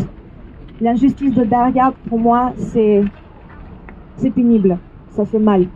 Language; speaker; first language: French; non-native, fluent; Russian